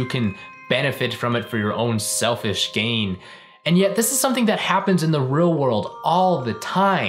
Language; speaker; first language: English; native; English